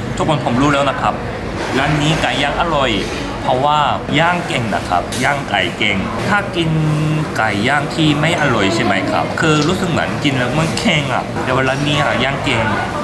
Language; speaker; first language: Thai; non-native, fluent; Korean